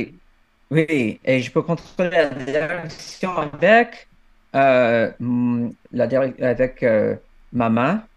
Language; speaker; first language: French; non-native, fluent; English